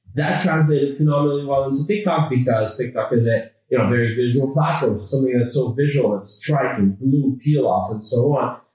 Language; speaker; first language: English; native; English